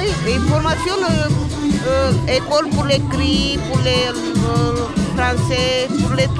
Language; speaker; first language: French; non-native, learner; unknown